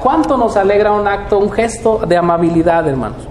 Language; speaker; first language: Spanish; native; Spanish